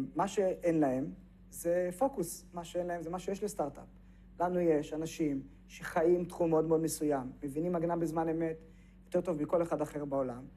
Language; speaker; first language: Hebrew; native; Hebrew